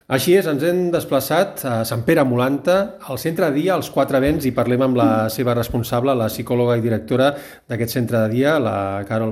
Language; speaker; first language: Catalan; native; Catalan